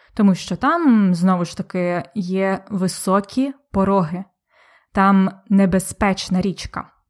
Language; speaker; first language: Ukrainian; native; Ukrainian